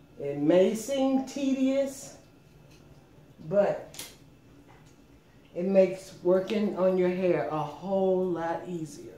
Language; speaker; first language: English; native; English